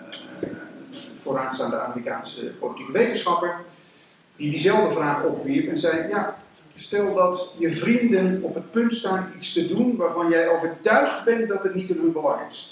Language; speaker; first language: Dutch; native; Dutch